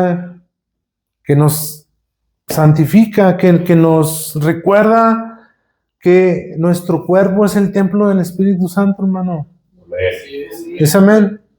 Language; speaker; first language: Spanish; native; Spanish